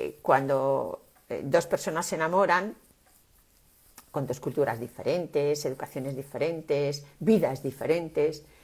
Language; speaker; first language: Spanish; native; Spanish